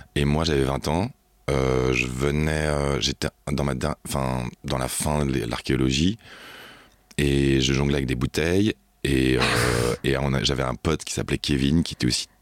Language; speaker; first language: French; native; French